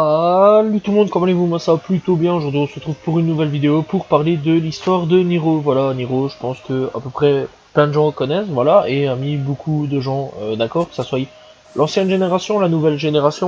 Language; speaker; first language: French; native; French